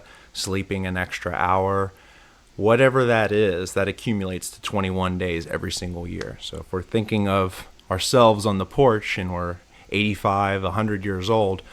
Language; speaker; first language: English; native; English